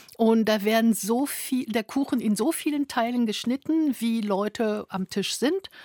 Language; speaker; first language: German; non-native, fluent; French